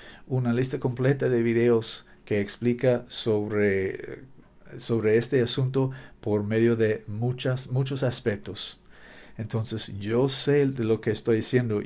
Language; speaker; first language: Spanish; non-native, learner; English